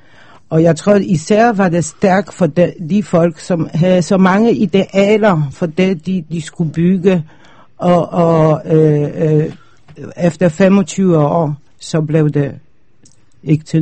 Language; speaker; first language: Danish; non-native, fluent; Polish